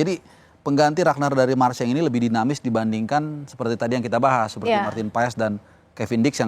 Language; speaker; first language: Indonesian; native; Indonesian